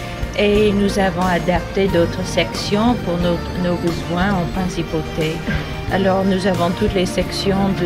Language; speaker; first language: French; non-native, fluent; English